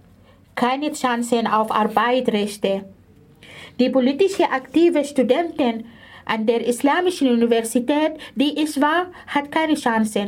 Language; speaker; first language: German; non-native, fluent; Arabic